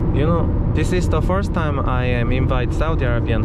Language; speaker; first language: English; non-native, learner; Korean